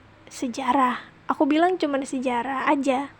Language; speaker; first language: Indonesian; native; Indonesian